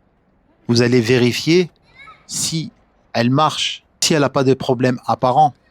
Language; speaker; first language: French; native; French